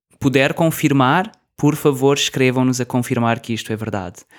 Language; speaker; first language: Portuguese; native; Portuguese